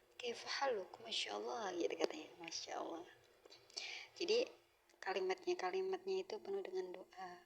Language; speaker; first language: Indonesian; native; Indonesian